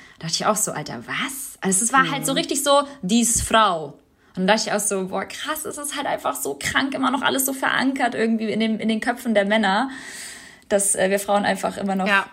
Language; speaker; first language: German; early bilingual, other home language; Albanian